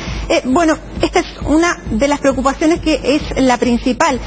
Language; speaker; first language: Spanish; native; Spanish